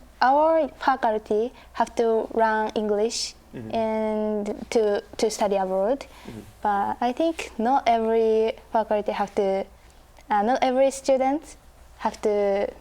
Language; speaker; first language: English; non-native, learner; Japanese